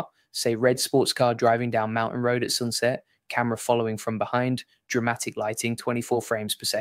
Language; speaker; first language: English; native; English